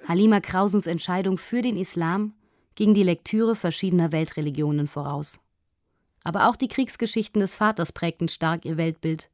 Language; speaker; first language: German; native; German